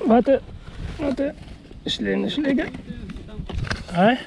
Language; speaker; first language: German; non-native, fluent; Russian